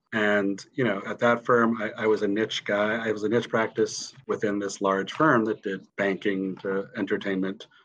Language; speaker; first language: English; native; English